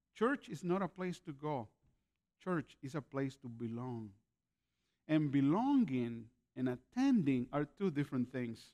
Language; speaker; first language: English; non-native, fluent; Spanish